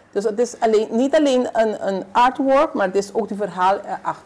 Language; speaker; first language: Dutch; non-native, local second language; Papiamento